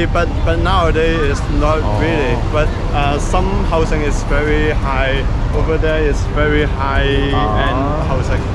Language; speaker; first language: English; non-native, learner; Cantonese